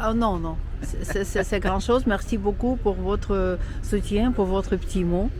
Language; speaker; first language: French; non-native, fluent; Russian